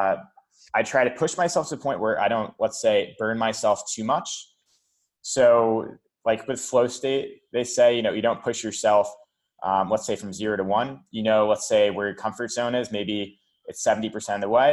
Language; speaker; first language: English; native; English